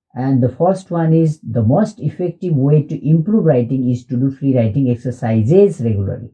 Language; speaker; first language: English; non-native, local second language; Nepali